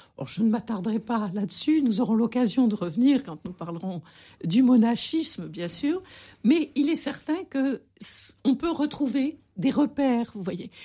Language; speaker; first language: French; native; French